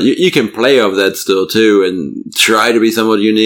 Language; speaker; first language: English; non-native, fluent; German